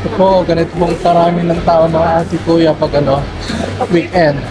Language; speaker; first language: Filipino; native; Filipino